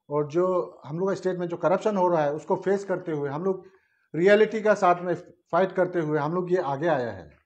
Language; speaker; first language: Hindi; non-native, local second language; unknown